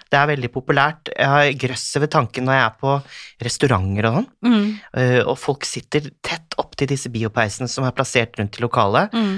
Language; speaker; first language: Norwegian; native; Norwegian